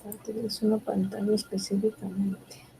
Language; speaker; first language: Spanish; native; Spanish